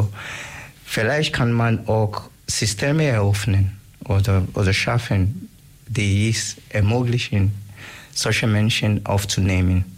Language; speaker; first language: German; non-native, learner; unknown